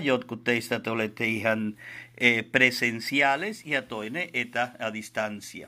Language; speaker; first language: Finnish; non-native, learner; Spanish